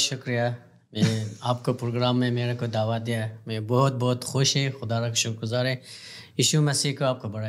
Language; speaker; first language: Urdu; non-native, learner; Pashto